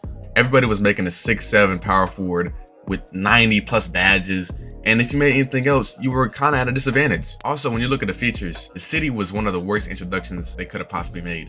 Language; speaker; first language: English; native; English